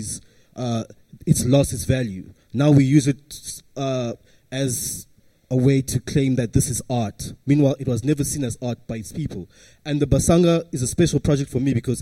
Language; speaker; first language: English; early bilingual, other home language; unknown